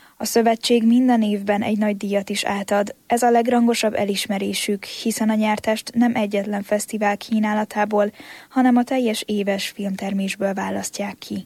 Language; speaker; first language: Hungarian; native; Hungarian